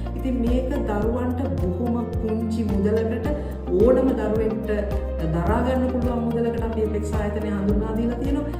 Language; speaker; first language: Sinhala; native; Sinhala